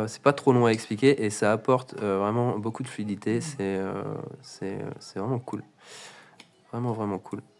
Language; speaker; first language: French; native; French